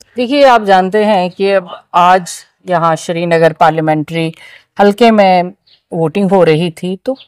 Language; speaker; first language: Hindi; non-native, local second language; Kashmiri